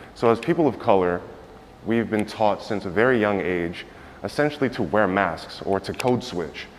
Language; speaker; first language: English; native; English